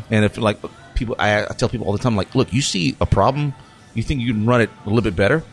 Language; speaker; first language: English; native; English